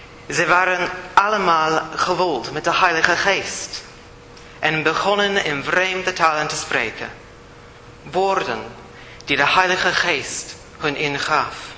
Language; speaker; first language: Dutch; non-native, fluent; English